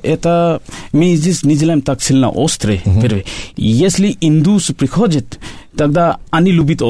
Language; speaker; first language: Russian; non-native, learner; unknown